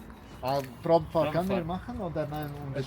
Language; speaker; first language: German; non-native, learner; Latvian